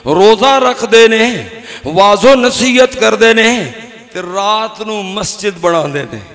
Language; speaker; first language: Urdu; non-native, local second language; Punjabi